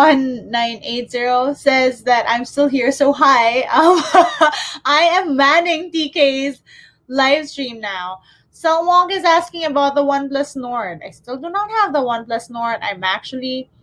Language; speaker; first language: English; non-native, local second language; Filipino